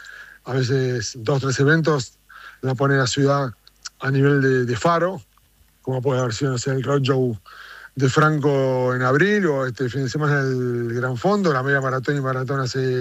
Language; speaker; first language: Spanish; native; Spanish